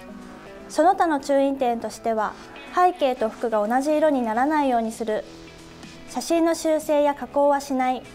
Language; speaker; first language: Japanese; native; Japanese